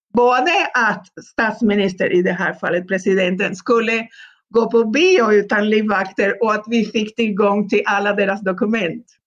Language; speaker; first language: Swedish; non-native, fluent; Spanish